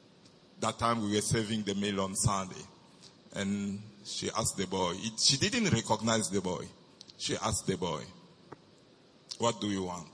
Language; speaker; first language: English; non-native, fluent; French